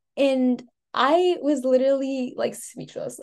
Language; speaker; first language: English; native; English